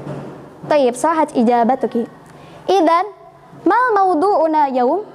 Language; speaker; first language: Arabic; non-native, fluent; Indonesian